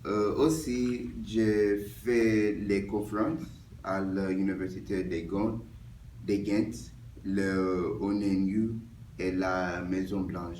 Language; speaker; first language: French; non-native, learner; English